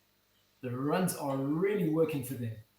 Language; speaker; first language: English; native; English